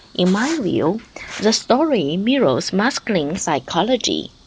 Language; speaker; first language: English; non-native, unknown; Chinese